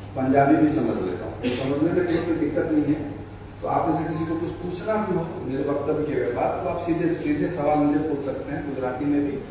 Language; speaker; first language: Hindi; native; Hindi